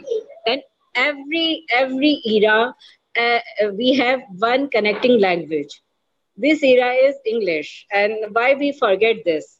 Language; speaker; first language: English; non-native, learner; Urdu